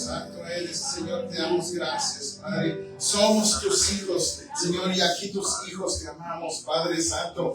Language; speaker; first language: Spanish; native; Spanish